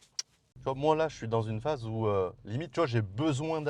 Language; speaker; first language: French; native; French